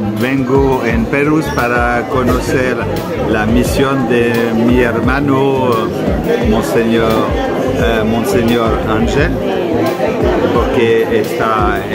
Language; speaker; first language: Spanish; non-native, learner; French